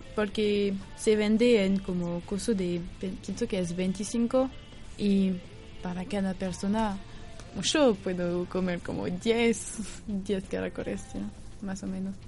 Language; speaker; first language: Spanish; non-native, fluent; French